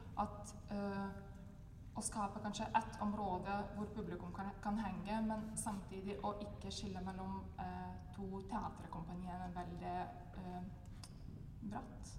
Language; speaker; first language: Norwegian; non-native, fluent; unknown